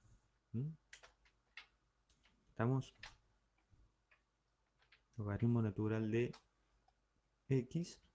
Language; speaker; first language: Spanish; native; Spanish